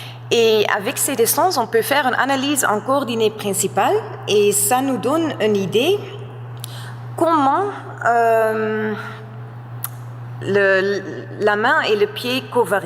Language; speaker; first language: French; non-native, fluent; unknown